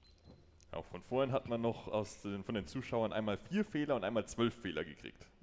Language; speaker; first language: German; native; German